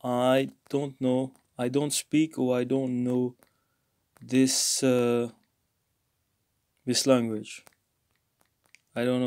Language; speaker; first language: English; non-native, fluent; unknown